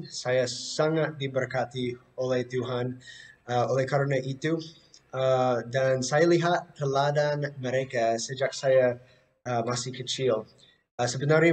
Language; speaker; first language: Indonesian; non-native, fluent; English